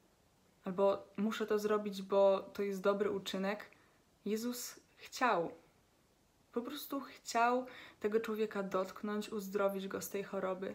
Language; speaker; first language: Polish; native; Polish